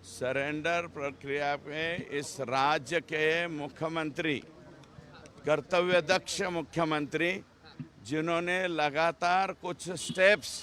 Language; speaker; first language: Hindi; non-native, local second language; Marathi